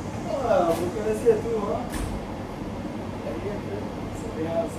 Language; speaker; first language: French; non-native, learner; Bangla